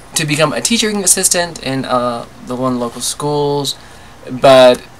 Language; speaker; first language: English; native; English